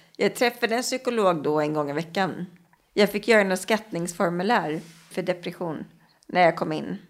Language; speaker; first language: Swedish; native; Swedish